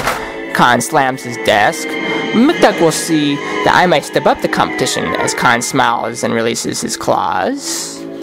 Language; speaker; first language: English; native; English